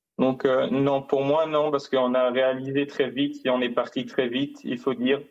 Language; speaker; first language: French; non-native, fluent; Hebrew